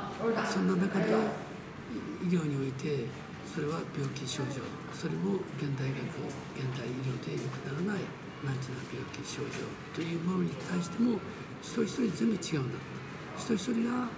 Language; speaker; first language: Japanese; early bilingual, other home language; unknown